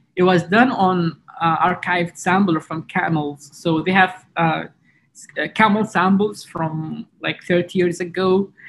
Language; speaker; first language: English; non-native, fluent; Arabic